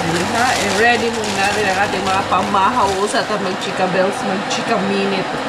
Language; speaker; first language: Filipino; non-native, local second language; Cebuano